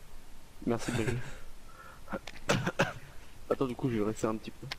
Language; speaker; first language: French; native; French